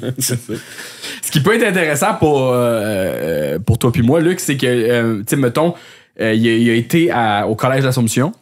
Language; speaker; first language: French; native; French